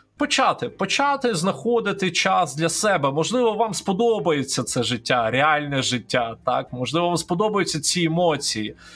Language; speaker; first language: Ukrainian; non-native, local second language; Russian